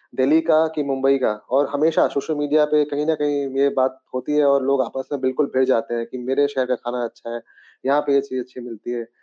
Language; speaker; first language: Hindi; native; Hindi